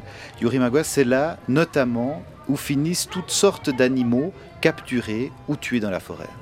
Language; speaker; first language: French; native; French